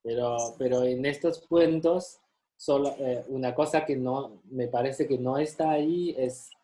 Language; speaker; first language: Spanish; non-native, fluent; Chinese